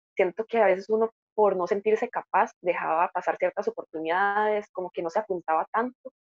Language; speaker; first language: Spanish; native; Spanish